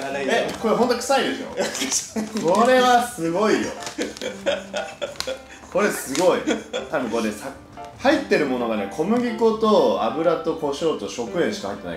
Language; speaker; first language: Japanese; native; Japanese